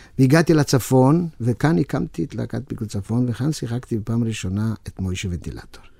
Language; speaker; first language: Hebrew; non-native, fluent; Yiddish